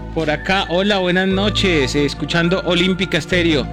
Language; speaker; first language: Spanish; native; Spanish